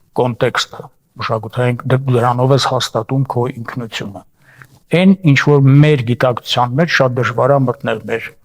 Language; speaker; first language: Armenian; native; Armenian